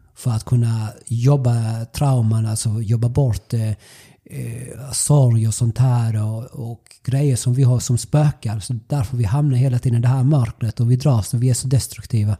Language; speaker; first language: Swedish; early bilingual, other home language; Spanish